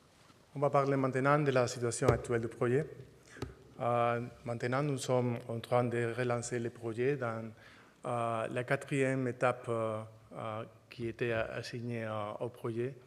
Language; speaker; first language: French; non-native, fluent; Spanish